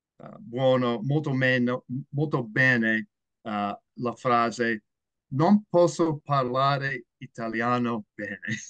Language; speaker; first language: Italian; non-native, learner; English